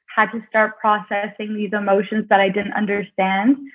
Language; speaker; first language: English; native; English